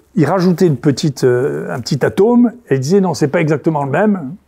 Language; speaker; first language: French; native; French